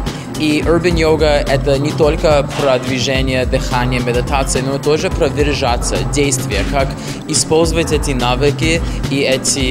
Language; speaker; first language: Russian; non-native, learner; English